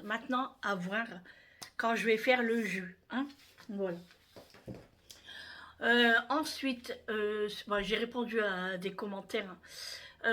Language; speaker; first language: French; native; French